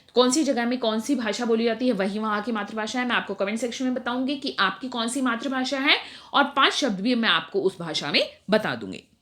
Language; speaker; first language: Hindi; native; Hindi